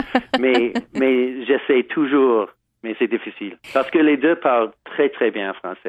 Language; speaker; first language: French; non-native, learner; English